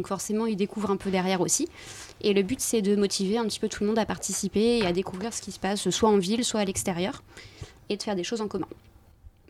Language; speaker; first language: French; native; French